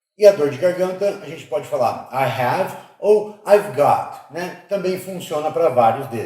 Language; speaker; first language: Portuguese; non-native, fluent; English